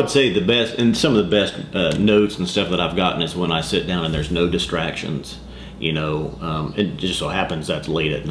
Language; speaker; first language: English; native; English